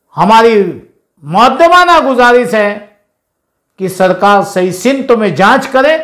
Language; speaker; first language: Hindi; non-native, local second language; Urdu